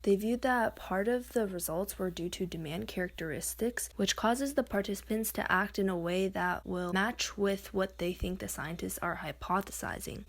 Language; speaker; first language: English; native; English